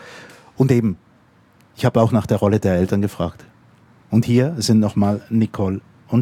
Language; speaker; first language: German; native; German